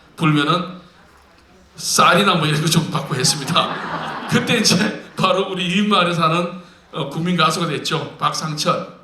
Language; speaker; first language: Korean; native; Korean